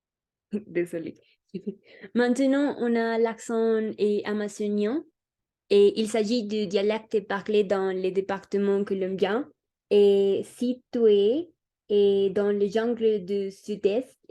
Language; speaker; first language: French; non-native, learner; Spanish